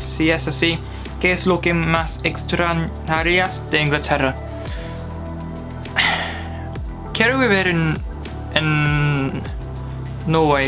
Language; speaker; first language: Spanish; non-native, fluent; English